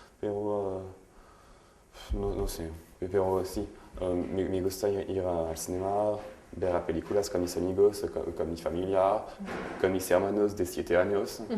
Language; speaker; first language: Spanish; non-native, learner; French